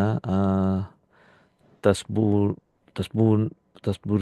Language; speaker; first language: Arabic; non-native, learner; Indonesian